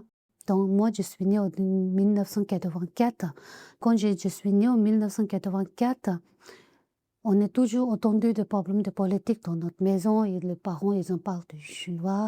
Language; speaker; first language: French; non-native, learner; Tibetan